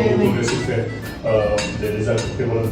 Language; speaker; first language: French; non-native, learner; Hindi